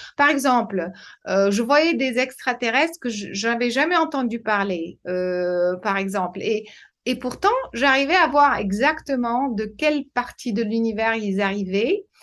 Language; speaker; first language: French; non-native, fluent; English